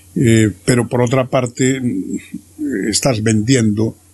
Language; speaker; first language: Spanish; native; Spanish